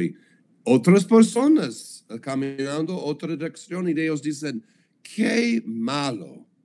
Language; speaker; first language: Spanish; non-native, learner; English